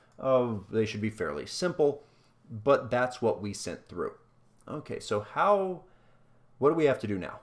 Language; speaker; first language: English; native; English